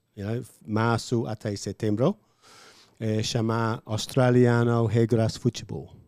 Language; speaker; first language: Portuguese; non-native, learner; English